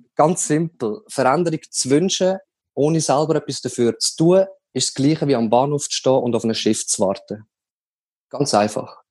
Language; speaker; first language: German; native; German